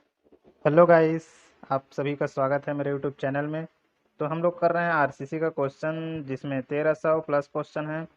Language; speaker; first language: Hindi; native; Hindi